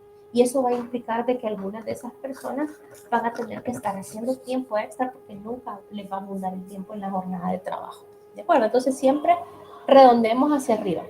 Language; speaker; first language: Spanish; native; Spanish